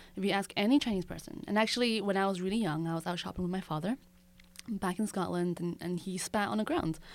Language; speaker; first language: English; native; English